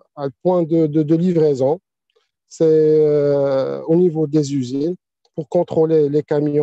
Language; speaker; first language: French; non-native, local second language; Arabic